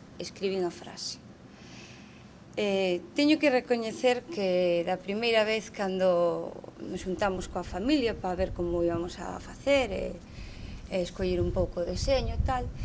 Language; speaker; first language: Galician; native; Galician